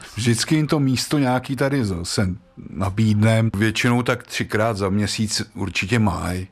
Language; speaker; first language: Czech; native; Czech